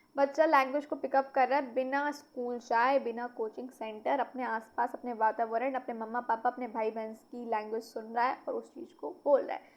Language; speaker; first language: Hindi; native; Hindi